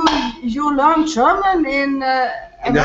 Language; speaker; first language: English; non-native, learner; French